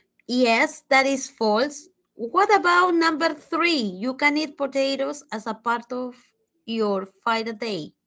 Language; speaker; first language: English; non-native, fluent; Spanish